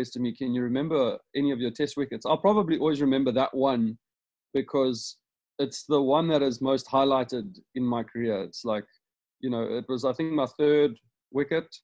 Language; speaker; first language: English; native; English